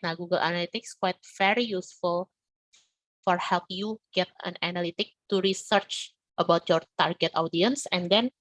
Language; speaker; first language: English; non-native, learner; Indonesian